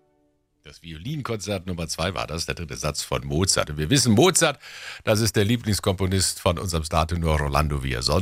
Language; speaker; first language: German; native; German